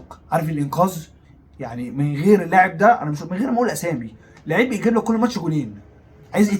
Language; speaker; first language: Arabic; native; Arabic